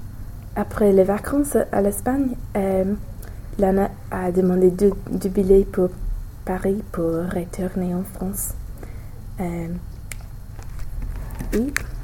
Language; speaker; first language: French; non-native, learner; English